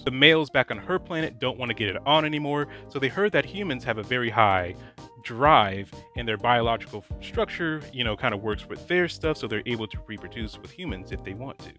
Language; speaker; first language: English; native; English